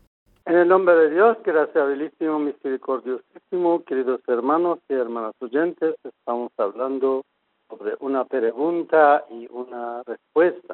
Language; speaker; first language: Spanish; non-native, fluent; Persian